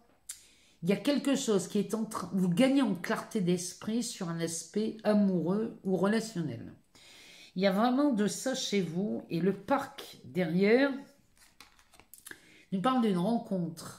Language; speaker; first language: French; native; French